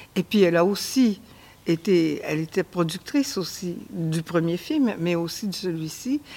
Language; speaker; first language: French; native; French